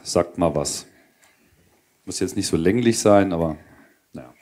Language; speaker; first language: German; native; German